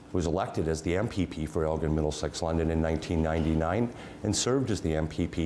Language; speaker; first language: English; native; English